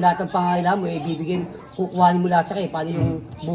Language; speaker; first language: Filipino; native; Filipino